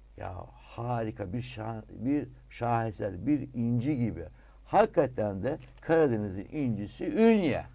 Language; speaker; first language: Turkish; native; Turkish